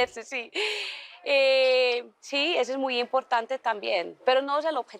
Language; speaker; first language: Spanish; early bilingual, heritage; Dutch